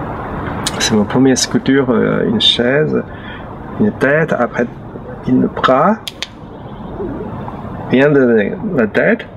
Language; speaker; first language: French; non-native, learner; Chinese